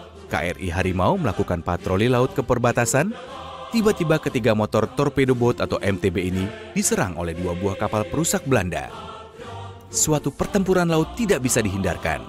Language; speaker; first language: Indonesian; native; Indonesian